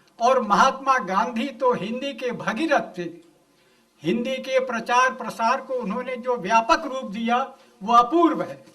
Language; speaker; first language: Hindi; non-native, local second language; Gujarati